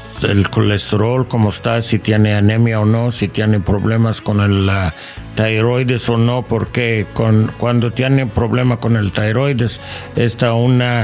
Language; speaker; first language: Spanish; non-native, learner; English